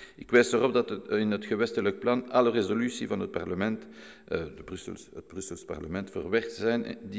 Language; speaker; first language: Dutch; non-native, local second language; French